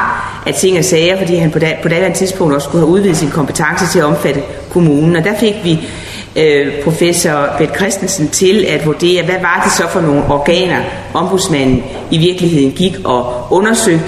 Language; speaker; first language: Danish; native; Danish